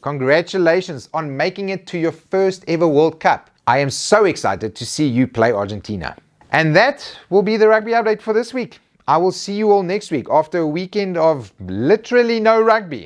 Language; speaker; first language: English; native; English